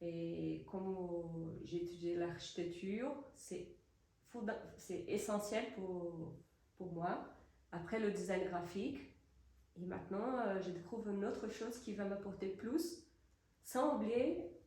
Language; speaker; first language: French; non-native, fluent; Portuguese